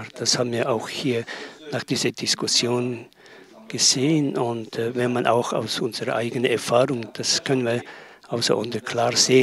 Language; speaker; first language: German; non-native, learner; Tibetan